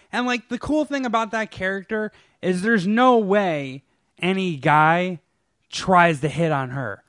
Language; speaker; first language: English; native; English